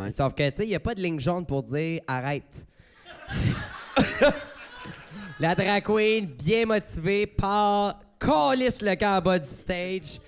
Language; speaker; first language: French; native; French